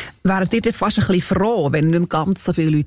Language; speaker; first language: German; native; German